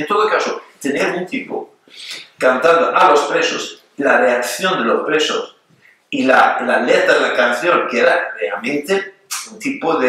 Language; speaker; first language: Spanish; non-native, fluent; Swedish